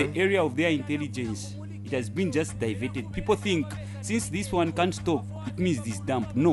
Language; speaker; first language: English; non-native, local second language; Bemba